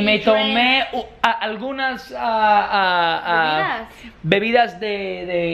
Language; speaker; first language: Spanish; non-native, learner; English